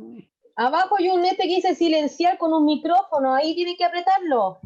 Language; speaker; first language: Spanish; native; Spanish